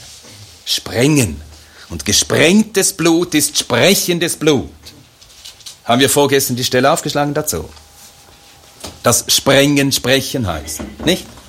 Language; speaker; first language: German; native; German